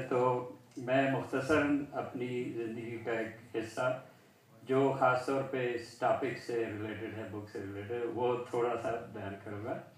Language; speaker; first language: Urdu; early bilingual, heritage; Urdu